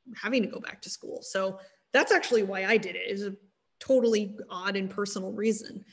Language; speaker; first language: English; native; English